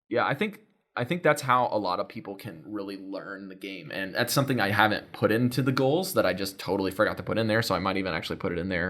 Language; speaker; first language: English; native; English